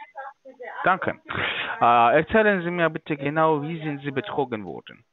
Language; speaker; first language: German; non-native, fluent; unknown